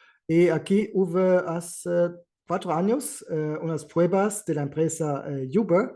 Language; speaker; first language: Spanish; non-native, fluent; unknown